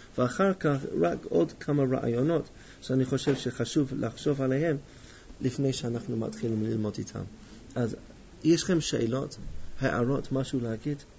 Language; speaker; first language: Hebrew; non-native, fluent; English